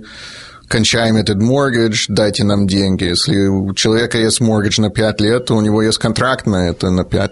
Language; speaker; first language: Russian; early bilingual, heritage; Russian